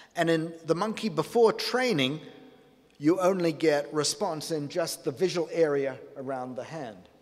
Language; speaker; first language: English; native; English